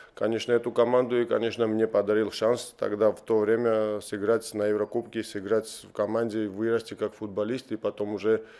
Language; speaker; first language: Russian; non-native, local second language; Georgian